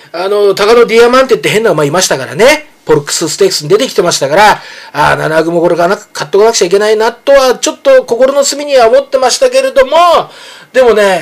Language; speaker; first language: Japanese; native; Japanese